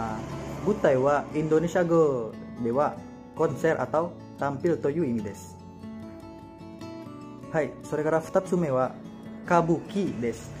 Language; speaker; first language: Japanese; non-native, learner; Indonesian